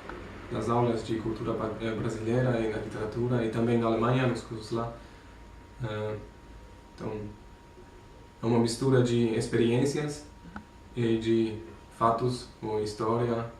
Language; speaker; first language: Portuguese; non-native, fluent; German